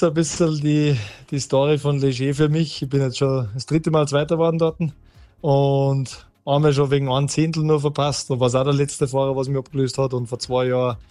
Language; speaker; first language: German; native; German